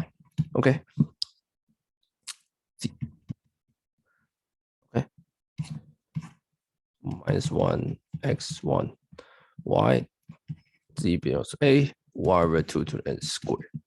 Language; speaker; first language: English; non-native, fluent; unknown